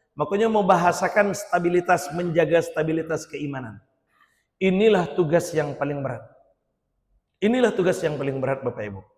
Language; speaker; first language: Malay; non-native, local second language; Minangkabau